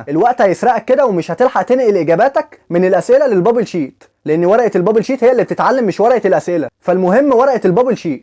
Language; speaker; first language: Arabic; native; Arabic